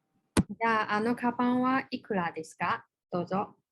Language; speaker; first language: Japanese; non-native, fluent; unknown